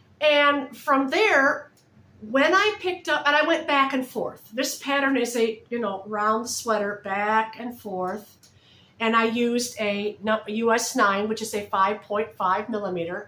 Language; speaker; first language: English; native; English